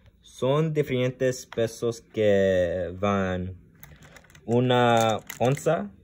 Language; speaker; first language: Spanish; non-native, learner; English